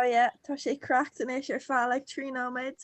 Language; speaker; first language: Irish; non-native, local second language; English